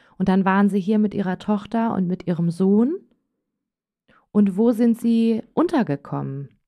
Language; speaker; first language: German; native; German